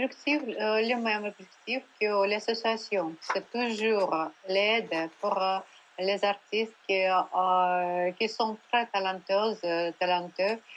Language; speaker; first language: French; non-native, learner; Russian